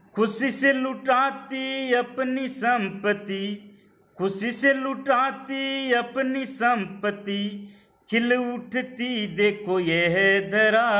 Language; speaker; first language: Hindi; native; Hindi